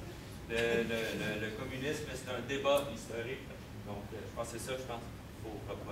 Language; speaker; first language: French; native; French